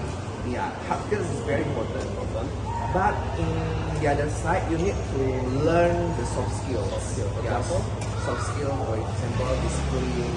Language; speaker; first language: English; non-native, learner; Indonesian